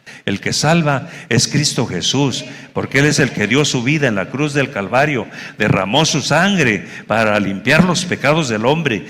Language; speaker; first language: Spanish; native; Spanish